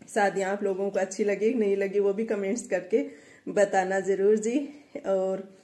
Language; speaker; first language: Hindi; native; Hindi